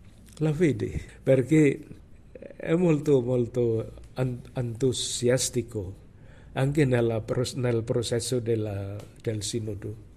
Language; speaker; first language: Italian; non-native, fluent; Javanese